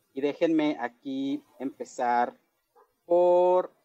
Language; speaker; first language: Spanish; native; Spanish